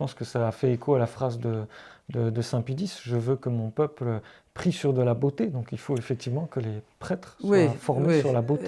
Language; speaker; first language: French; native; French